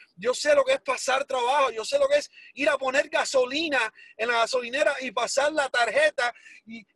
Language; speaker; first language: Spanish; early bilingual, heritage; Spanish